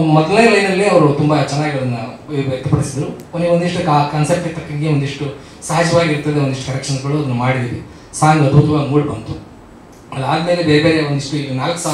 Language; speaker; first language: Kannada; native; Kannada